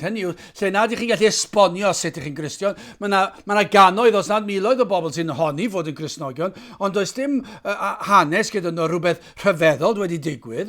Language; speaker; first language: Welsh; native; Welsh